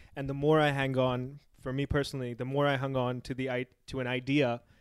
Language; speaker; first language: English; non-native, local second language; Urdu